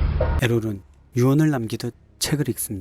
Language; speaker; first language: Korean; native; Korean